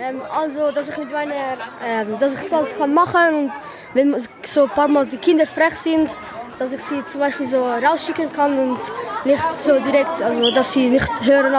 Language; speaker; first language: German; non-native, learner; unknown